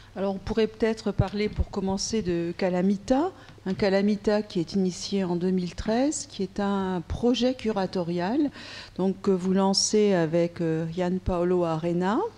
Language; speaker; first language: French; native; French